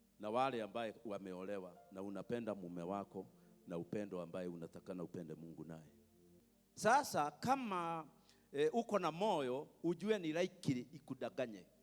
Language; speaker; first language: Swahili; non-native, local second language; Kikuyu